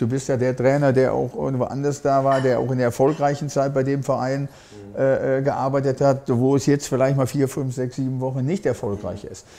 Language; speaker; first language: German; native; German